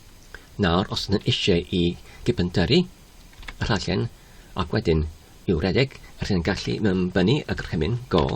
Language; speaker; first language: Welsh; non-native, fluent; English